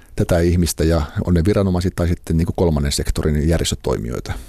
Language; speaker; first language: Finnish; native; Finnish